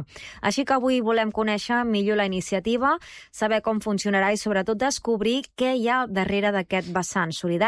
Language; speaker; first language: Catalan; native; Catalan